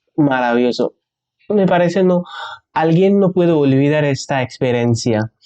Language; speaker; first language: Spanish; non-native, learner; Bangla